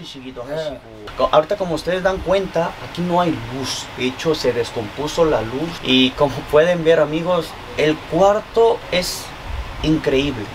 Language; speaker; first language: Spanish; non-native, fluent; Korean